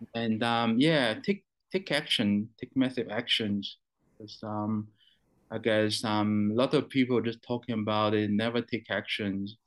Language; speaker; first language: English; non-native, fluent; Chinese